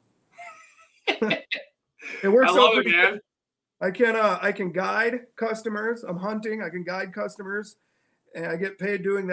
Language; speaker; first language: English; native; English